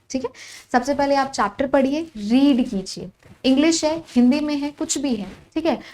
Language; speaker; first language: Hindi; native; Hindi